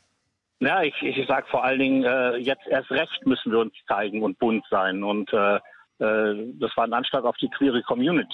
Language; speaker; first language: German; native; German